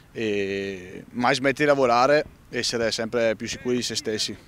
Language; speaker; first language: Italian; native; Italian